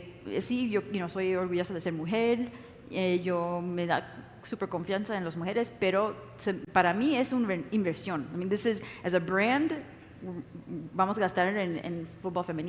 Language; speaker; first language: Spanish; early bilingual, heritage; English